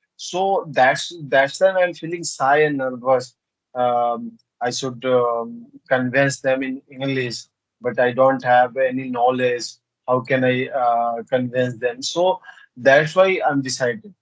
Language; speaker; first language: English; non-native, learner; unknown